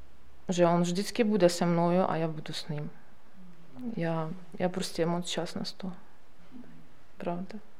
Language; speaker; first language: Czech; non-native, learner; Ukrainian